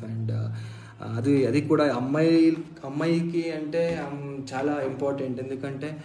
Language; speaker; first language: Telugu; non-native, fluent; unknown